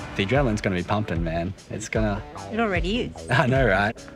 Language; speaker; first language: English; native; English